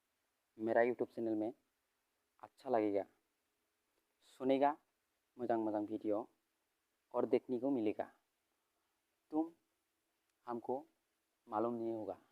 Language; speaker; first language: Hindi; non-native, local second language; Bodo